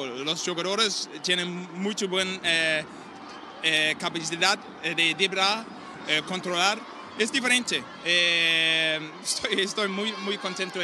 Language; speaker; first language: Portuguese; non-native, learner; Danish